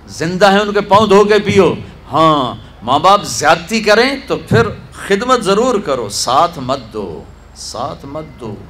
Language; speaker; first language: Urdu; non-native, local second language; Punjabi